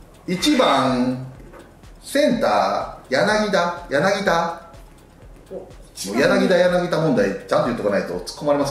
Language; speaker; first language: Japanese; native; Japanese